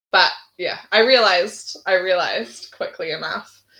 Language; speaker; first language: English; native; English